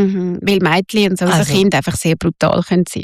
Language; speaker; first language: German; native; German